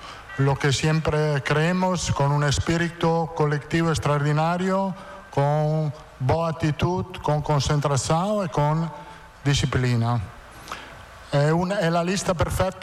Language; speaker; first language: Portuguese; non-native, fluent; Italian